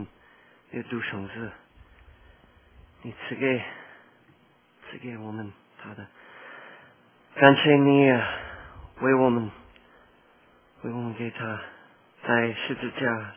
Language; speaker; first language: Chinese; non-native, learner; English